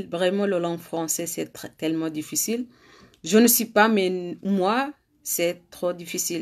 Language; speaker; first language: French; non-native, learner; Arabic